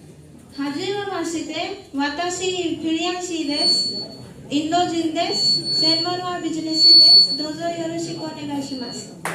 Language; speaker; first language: Japanese; non-native, learner; Hindi